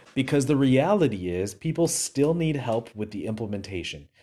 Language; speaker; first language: English; native; English